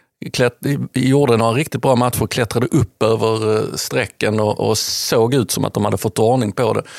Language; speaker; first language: Swedish; native; Swedish